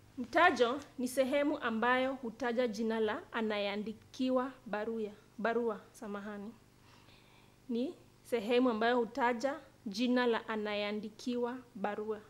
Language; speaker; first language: Swahili; non-native, local second language; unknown